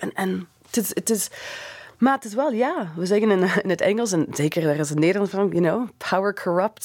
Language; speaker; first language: Dutch; non-native, fluent; English